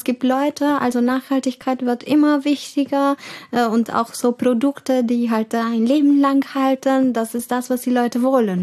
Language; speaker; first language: German; early bilingual, heritage; German